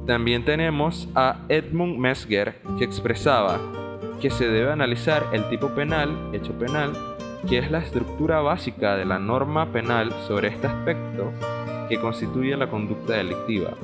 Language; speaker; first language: Spanish; native; Spanish